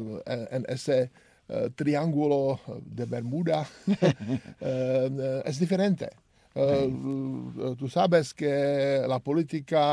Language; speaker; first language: Spanish; non-native, learner; Czech